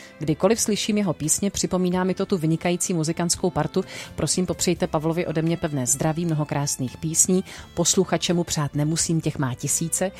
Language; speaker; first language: Czech; native; Czech